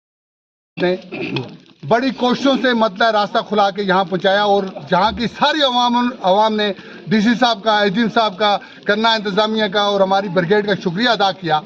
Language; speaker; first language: Hindi; non-native, local second language; Kashmiri